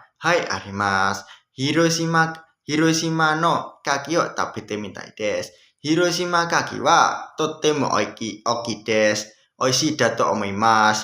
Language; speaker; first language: Japanese; non-native, learner; Indonesian